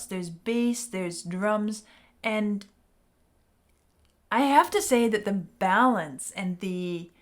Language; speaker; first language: English; native; English